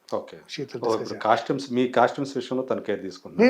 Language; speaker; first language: Telugu; native; Telugu